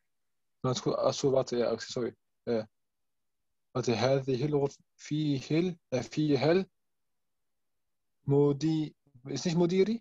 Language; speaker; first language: Arabic; non-native, learner; German